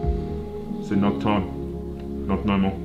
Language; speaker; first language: French; non-native, learner; English